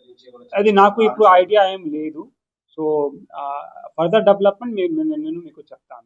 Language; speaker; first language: Telugu; non-native, local second language; Urdu